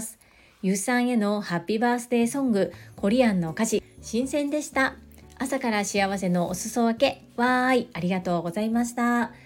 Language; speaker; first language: Japanese; native; Japanese